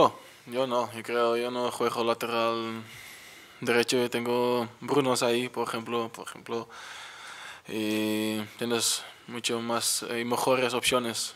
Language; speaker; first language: Spanish; non-native, learner; Dutch